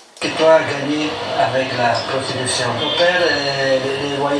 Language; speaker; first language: French; non-native, learner; Italian